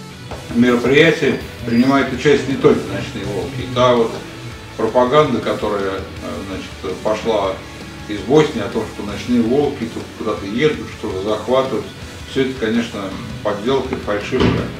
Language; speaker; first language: Russian; native; Russian